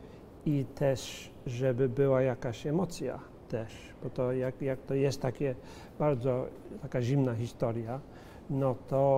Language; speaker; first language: Polish; early bilingual, heritage; Polish